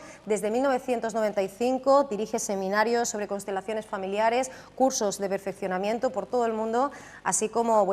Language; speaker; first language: Spanish; native; Spanish